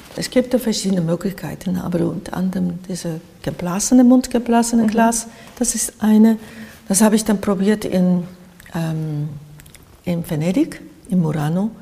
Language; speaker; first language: German; non-native, fluent; Japanese